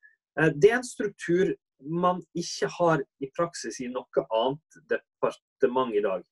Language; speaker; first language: Norwegian; native; Norwegian